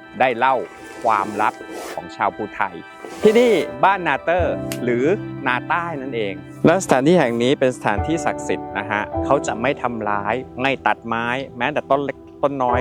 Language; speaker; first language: Thai; native; Thai